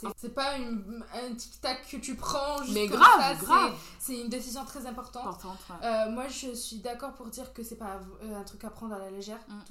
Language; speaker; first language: French; non-native, local second language; Kabyle